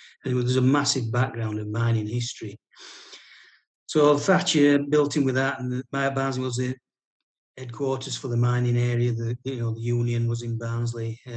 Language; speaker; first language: English; native; English